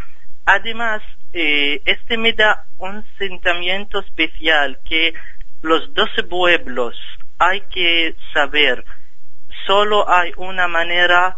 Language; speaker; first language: Spanish; non-native, fluent; Arabic